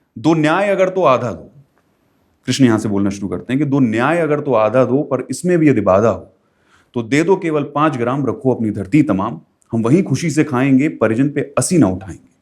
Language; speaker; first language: Hindi; native; Hindi